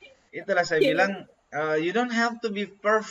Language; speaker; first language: English; non-native, learner; Indonesian